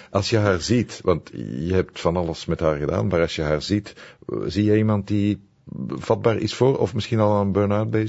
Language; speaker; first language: Dutch; native; Dutch